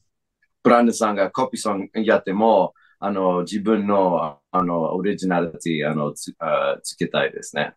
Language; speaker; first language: Japanese; non-native, fluent; English